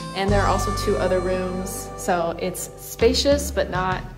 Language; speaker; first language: English; native; English